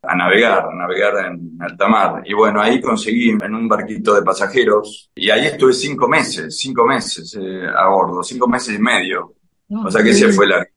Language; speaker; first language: Spanish; native; Spanish